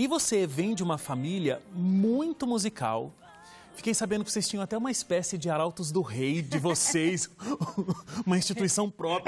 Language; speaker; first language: Portuguese; native; Portuguese